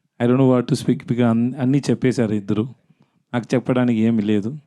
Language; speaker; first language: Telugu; non-native, learner; Tamil